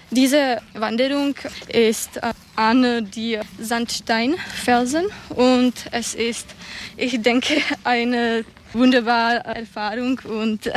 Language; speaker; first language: German; non-native, learner; Czech